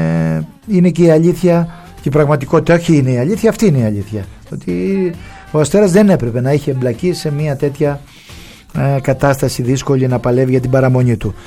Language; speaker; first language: Greek; native; Greek